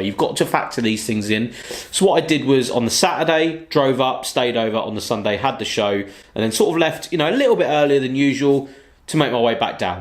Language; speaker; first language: English; native; English